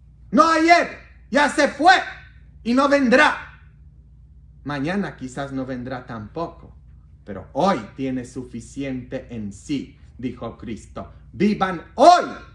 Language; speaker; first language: Spanish; non-native, fluent; Polish